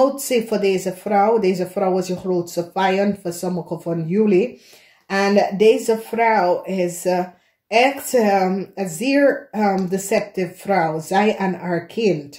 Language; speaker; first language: Dutch; non-native, fluent; English